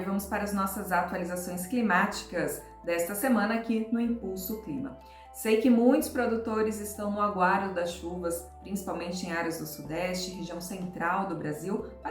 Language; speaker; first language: Portuguese; native; Portuguese